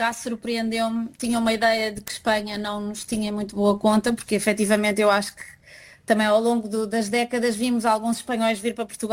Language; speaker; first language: Portuguese; native; Portuguese